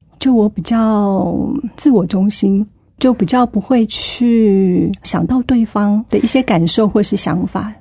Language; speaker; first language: Chinese; native; Chinese